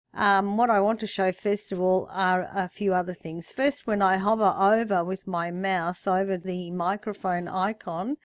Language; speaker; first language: English; native; English